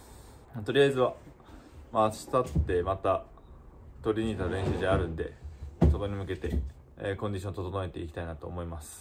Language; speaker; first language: Japanese; native; Japanese